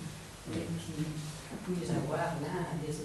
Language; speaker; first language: French; non-native, fluent; Spanish